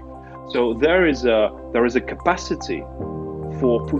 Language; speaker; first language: English; non-native, fluent; Russian